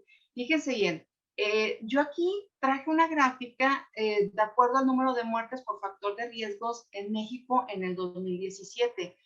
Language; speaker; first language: Spanish; native; Spanish